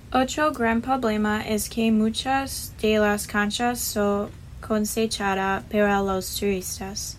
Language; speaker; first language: Spanish; non-native, learner; English